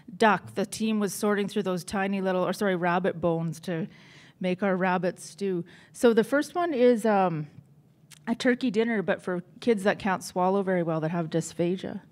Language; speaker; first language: English; native; English